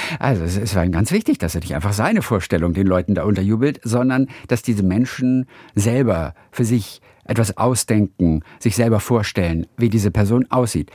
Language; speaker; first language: German; native; German